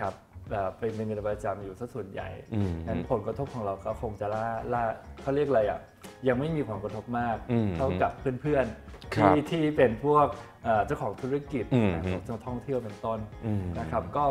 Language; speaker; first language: Thai; native; Thai